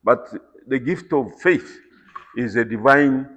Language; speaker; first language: English; non-native, local second language; Swahili